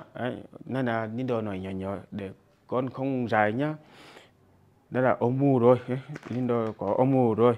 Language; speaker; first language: Vietnamese; non-native, learner; Portuguese